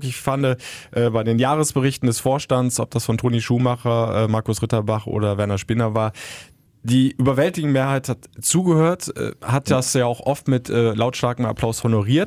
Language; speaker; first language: German; native; German